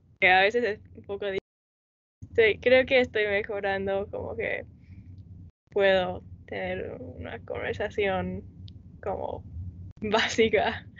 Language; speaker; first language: Spanish; non-native, learner; English